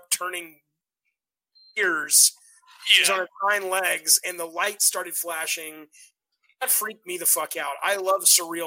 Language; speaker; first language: English; native; English